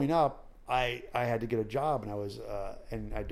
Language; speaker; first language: English; native; English